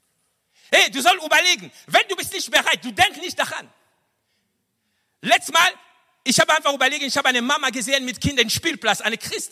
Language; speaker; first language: German; non-native, fluent; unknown